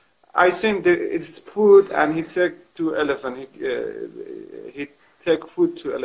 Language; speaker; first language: English; non-native, learner; Kurdish